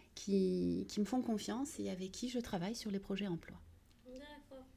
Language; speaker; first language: French; early bilingual, other home language; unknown